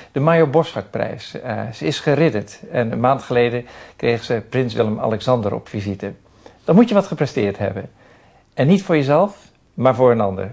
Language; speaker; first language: Dutch; native; Dutch